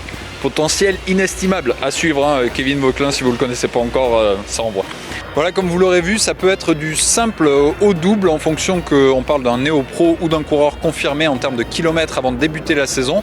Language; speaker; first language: French; native; French